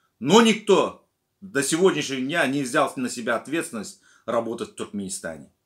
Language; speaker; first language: Russian; non-native, local second language; Turkmen